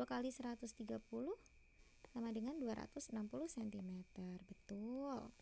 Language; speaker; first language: Indonesian; native; Indonesian